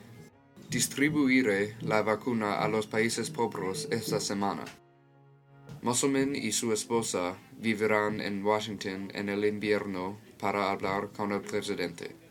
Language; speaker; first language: Spanish; non-native, learner; English